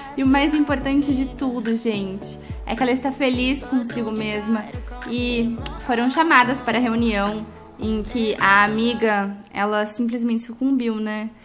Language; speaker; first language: Portuguese; native; Portuguese